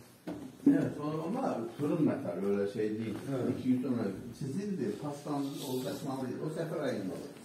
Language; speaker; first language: Turkish; native; Turkish